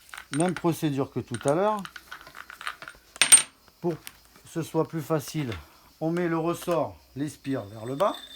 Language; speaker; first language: French; native; French